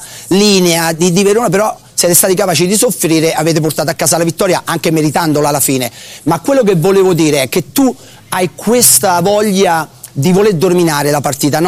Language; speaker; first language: Italian; native; Italian